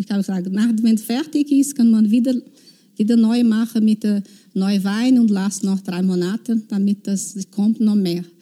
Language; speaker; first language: German; non-native, learner; Portuguese